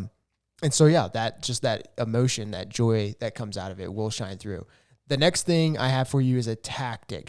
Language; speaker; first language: English; native; English